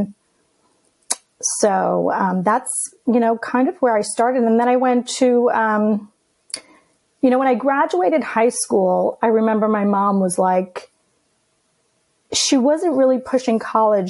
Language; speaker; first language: English; early bilingual, other home language; Greek